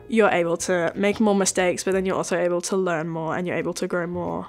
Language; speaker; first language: English; native; English